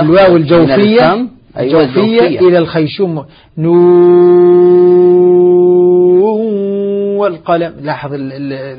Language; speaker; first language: Arabic; native; Arabic